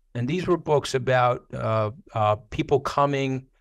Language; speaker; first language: English; native; English